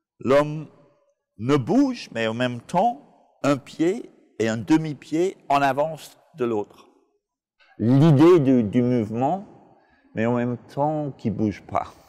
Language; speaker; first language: French; non-native, fluent; English